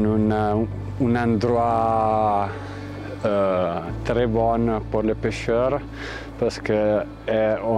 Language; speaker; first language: French; non-native, fluent; Italian